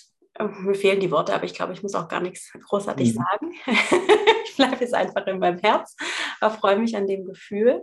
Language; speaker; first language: German; native; German